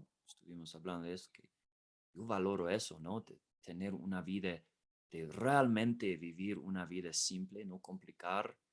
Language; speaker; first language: Spanish; non-native, fluent; English